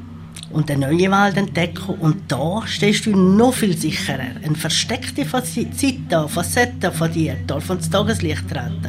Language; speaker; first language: German; native; German